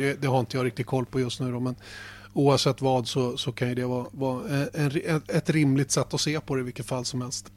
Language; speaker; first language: Swedish; native; Swedish